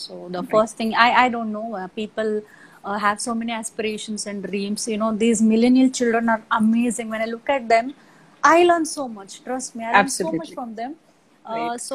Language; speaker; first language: English; non-native, local second language; Marathi